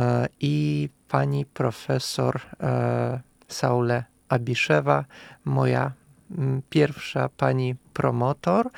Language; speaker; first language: Polish; non-native, fluent; Russian